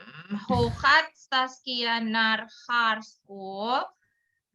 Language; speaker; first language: Dutch; non-native, learner; Indonesian